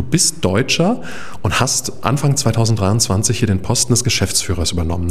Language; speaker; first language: German; native; German